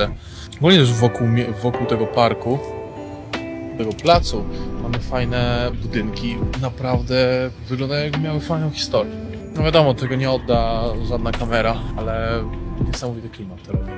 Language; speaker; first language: Polish; native; Polish